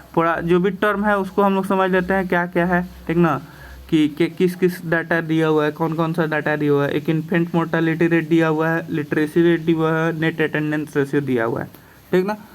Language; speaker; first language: Hindi; native; Hindi